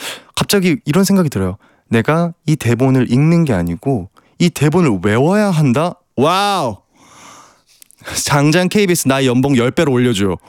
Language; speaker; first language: Korean; native; Korean